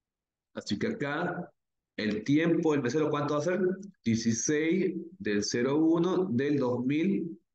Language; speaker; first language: Spanish; native; Spanish